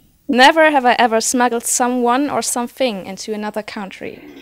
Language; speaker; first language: English; non-native, fluent; German